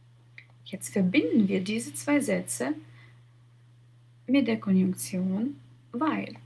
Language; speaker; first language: German; non-native, fluent; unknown